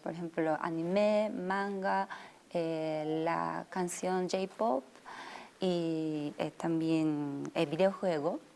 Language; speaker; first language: Spanish; non-native, fluent; Japanese